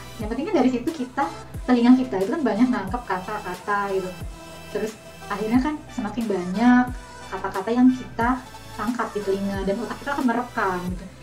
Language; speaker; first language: Indonesian; native; Indonesian